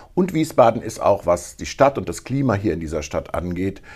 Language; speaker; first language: German; native; German